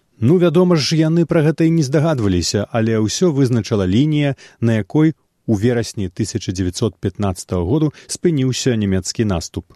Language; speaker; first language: Belarusian; native; Belarusian